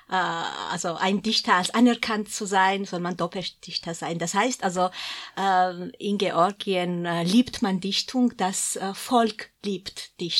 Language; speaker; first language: German; non-native, fluent; Georgian